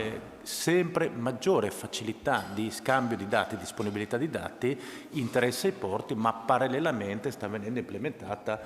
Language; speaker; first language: Italian; native; Italian